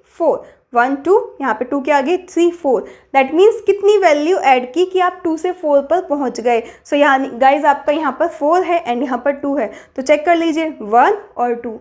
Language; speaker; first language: Hindi; native; Hindi